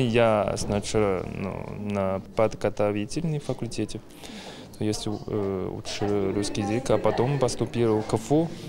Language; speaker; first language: Russian; non-native, learner; Chinese